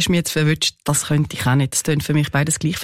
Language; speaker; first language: German; native; German